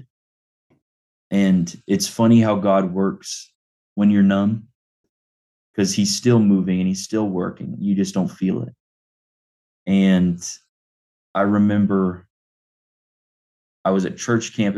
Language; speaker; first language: English; native; English